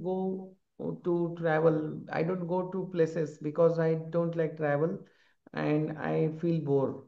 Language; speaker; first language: English; non-native, local second language; Marathi